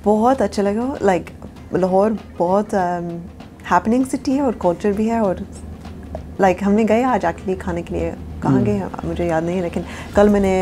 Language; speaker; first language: Hindi; early bilingual, heritage; Urdu